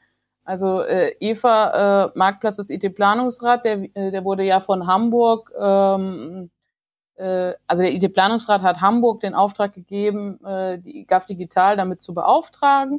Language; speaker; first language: German; native; German